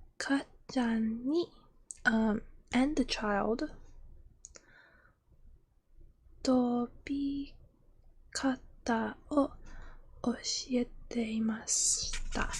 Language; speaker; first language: Japanese; non-native, learner; English